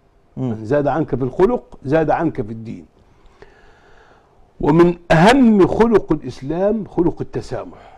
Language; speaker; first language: Arabic; native; Arabic